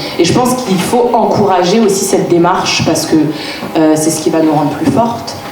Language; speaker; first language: French; native; French